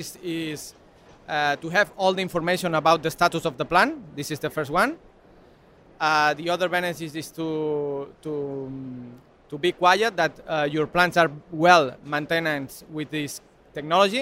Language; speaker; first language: English; non-native, learner; Spanish